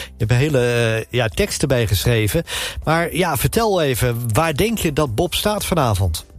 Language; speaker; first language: Dutch; native; Dutch